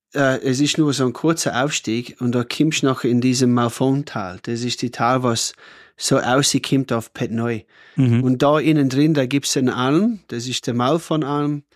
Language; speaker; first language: German; non-native, fluent; English